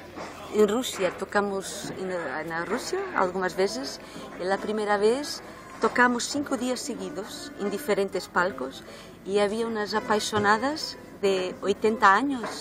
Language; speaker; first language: Spanish; non-native, learner; Portuguese